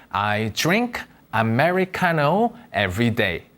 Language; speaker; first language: English; non-native, fluent; Korean